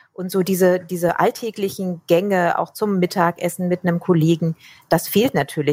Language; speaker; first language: German; native; German